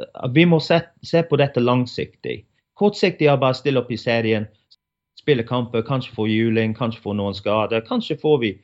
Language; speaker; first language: Norwegian; non-native, fluent; English